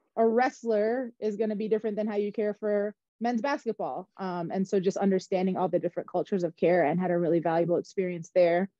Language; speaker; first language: English; native; English